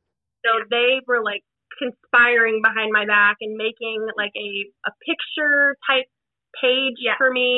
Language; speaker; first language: English; native; English